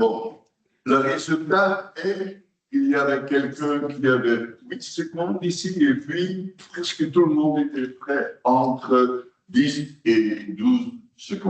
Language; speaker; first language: French; non-native, local second language; Dutch